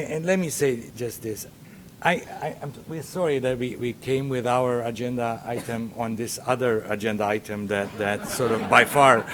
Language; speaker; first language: English; non-native, fluent; Romanian